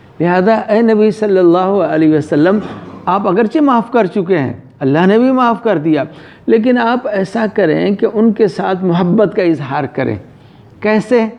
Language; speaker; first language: Urdu; non-native, local second language; Punjabi